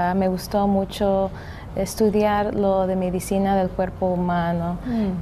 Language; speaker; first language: Spanish; early bilingual, heritage; English